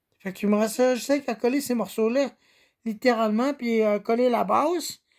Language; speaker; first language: French; native; French